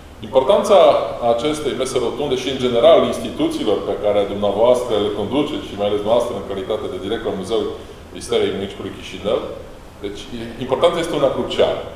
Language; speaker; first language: Romanian; non-native, fluent; Polish